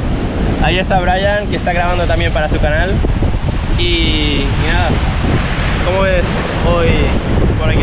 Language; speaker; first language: Spanish; native; Spanish